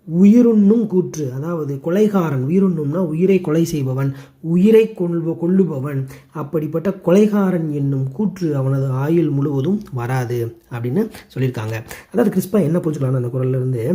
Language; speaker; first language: Tamil; native; Tamil